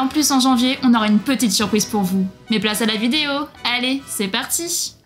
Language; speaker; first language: French; native; French